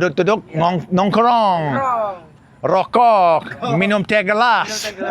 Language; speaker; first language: Indonesian; non-native, learner; English